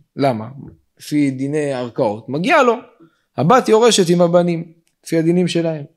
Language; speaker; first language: Hebrew; native; Hebrew